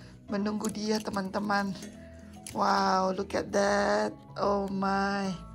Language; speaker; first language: English; non-native, learner; Indonesian